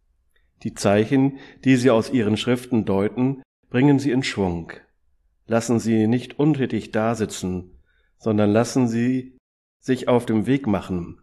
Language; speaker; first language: German; native; German